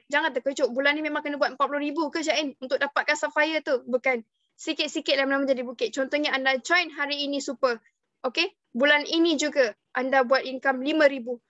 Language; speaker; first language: Malay; native; Malay